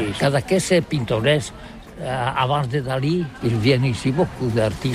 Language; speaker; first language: French; non-native, learner; Catalan